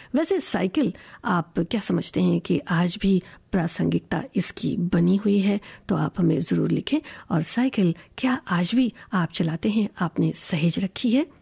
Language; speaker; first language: Hindi; native; Hindi